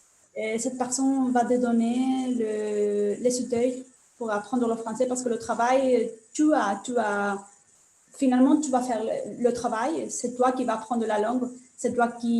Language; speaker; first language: French; non-native, learner; Spanish